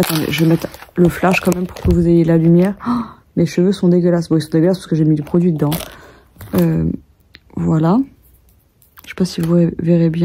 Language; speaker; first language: French; native; French